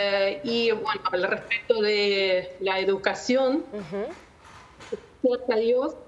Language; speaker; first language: Spanish; non-native, learner; Ukrainian